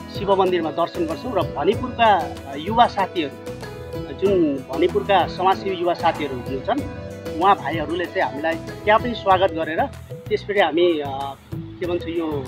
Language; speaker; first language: Nepali; native; Nepali